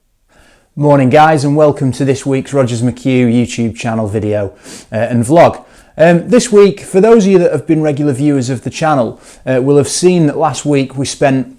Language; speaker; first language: English; native; English